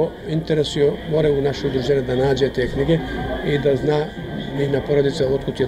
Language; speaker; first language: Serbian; early bilingual, heritage; Croatian